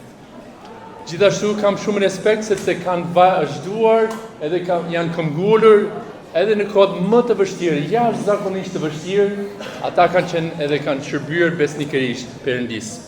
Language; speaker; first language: Albanian; non-native, fluent; English